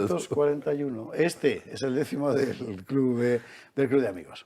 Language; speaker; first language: Spanish; native; Spanish